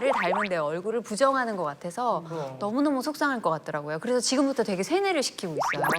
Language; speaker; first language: Korean; native; Korean